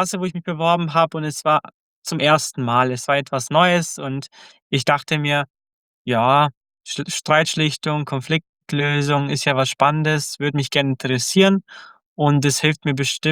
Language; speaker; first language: German; early bilingual, other home language; Croatian